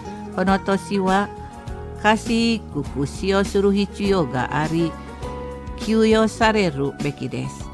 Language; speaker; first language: Japanese; non-native, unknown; Indonesian